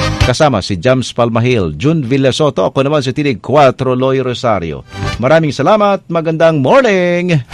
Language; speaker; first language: Filipino; non-native, local second language; Cebuano